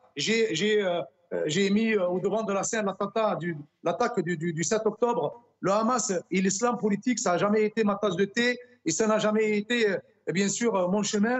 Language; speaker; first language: French; non-native, local second language; Arabic